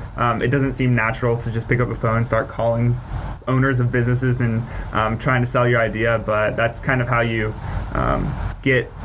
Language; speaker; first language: English; native; English